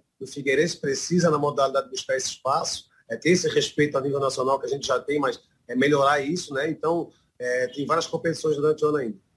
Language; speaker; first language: Portuguese; native; Portuguese